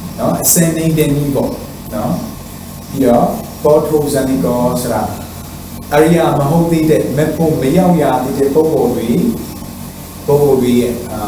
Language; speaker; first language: Burmese; non-native, fluent; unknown